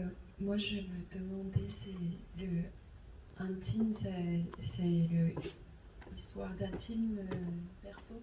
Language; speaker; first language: French; non-native, fluent; Chinese